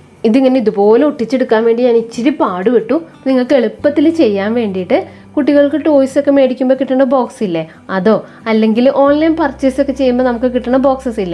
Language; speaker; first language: Malayalam; native; Malayalam